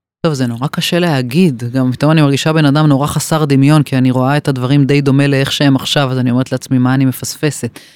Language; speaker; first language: Hebrew; native; Hebrew